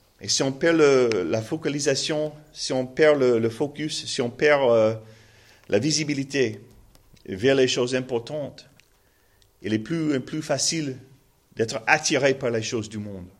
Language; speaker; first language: French; non-native, learner; English